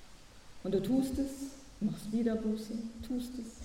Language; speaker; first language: German; native; German